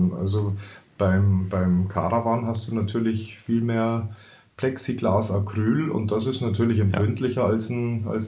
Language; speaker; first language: German; native; German